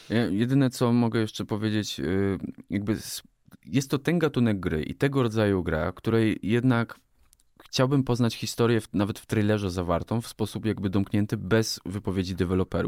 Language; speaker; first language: Polish; native; Polish